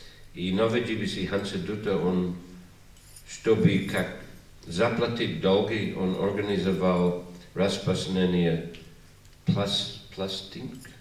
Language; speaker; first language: Russian; non-native, learner; English